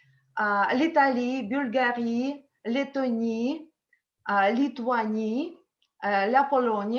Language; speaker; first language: French; non-native, learner; Russian